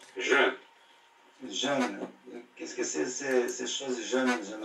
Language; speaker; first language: French; non-native, learner; Portuguese